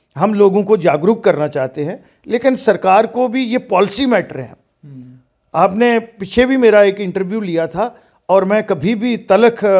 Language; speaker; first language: Hindi; non-native, local second language; Dogri